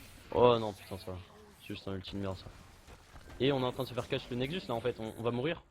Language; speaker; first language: French; native; French